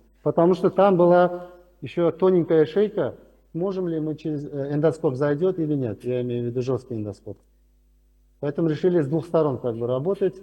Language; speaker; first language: Russian; non-native, local second language; Uzbek